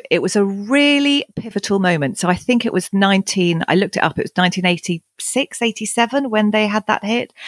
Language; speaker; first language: English; native; English